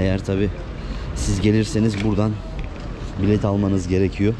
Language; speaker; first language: Turkish; native; Turkish